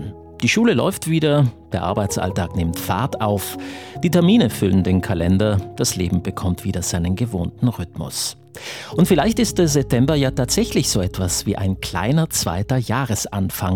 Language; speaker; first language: German; native; German